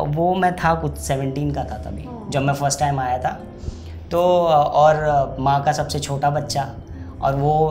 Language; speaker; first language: Hindi; native; Hindi